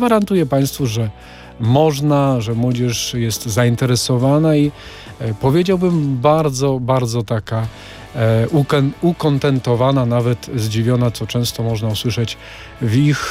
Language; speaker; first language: Polish; native; Polish